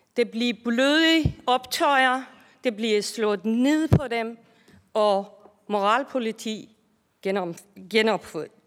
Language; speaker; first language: Danish; non-native, fluent; Persian